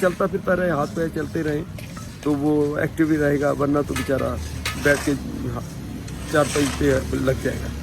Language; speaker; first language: Urdu; non-native, local second language; Punjabi